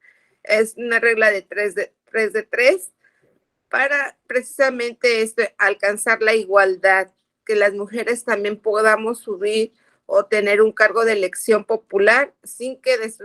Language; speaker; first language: Spanish; native; Spanish